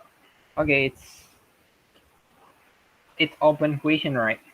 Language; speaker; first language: English; non-native, learner; Indonesian